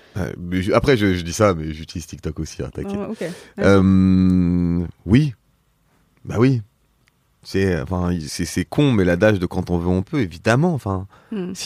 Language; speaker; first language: French; native; French